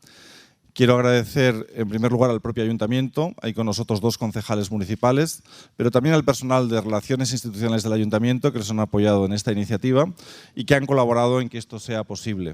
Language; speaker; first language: Spanish; native; Spanish